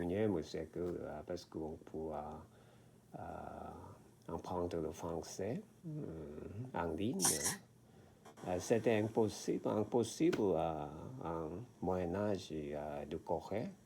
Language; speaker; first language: French; non-native, learner; Korean